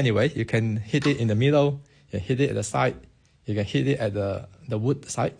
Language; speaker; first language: English; non-native, local second language; Min Nan Chinese